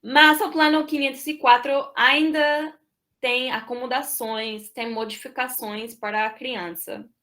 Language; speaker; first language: Portuguese; non-native, fluent; English